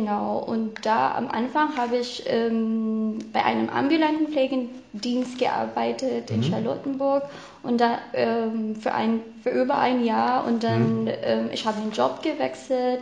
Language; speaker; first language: German; non-native, fluent; Filipino